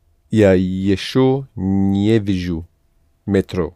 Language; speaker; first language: Russian; non-native, learner; English